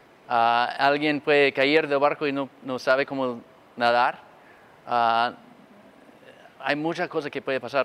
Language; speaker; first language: Spanish; non-native, fluent; English